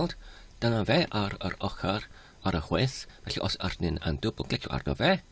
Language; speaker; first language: Welsh; non-native, learner; English